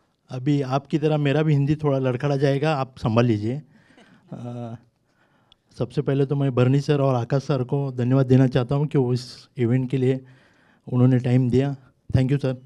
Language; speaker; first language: Hindi; non-native, local second language; Marathi